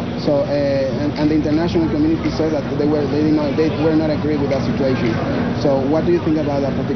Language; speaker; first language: English; non-native, fluent; Spanish